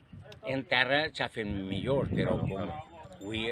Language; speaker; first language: Catalan; native; Catalan